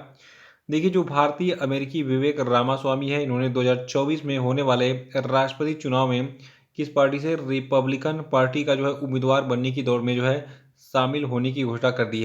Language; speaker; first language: Hindi; native; Hindi